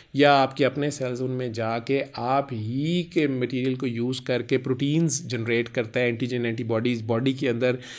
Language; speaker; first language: Urdu; non-native, local second language; Punjabi